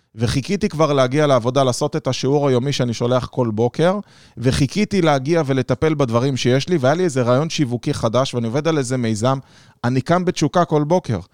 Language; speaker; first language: Hebrew; native; Hebrew